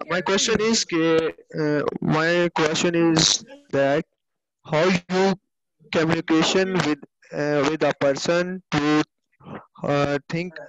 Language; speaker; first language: English; non-native, local second language; Urdu